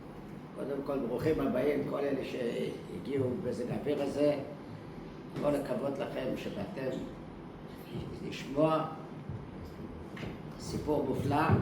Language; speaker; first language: Hebrew; early bilingual, other home language; Dutch